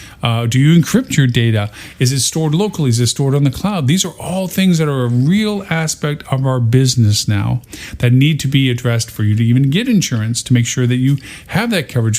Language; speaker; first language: English; native; English